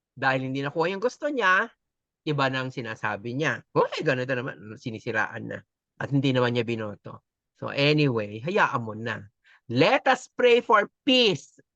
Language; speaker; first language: Filipino; native; Filipino